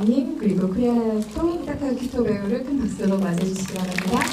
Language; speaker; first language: Korean; native; Korean